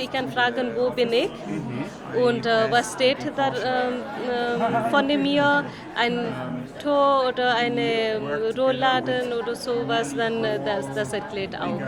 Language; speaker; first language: German; non-native, learner; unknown